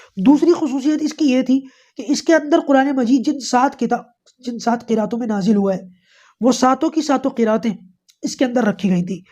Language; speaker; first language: Urdu; native; Urdu